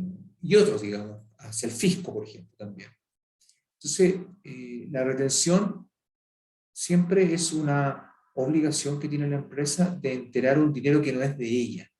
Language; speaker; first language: Spanish; native; Spanish